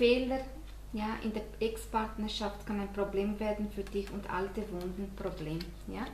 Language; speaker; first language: German; non-native, fluent; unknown